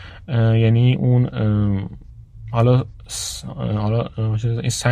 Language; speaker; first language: Persian; native; Persian